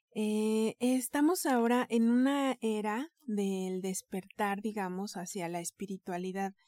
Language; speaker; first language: Spanish; native; Spanish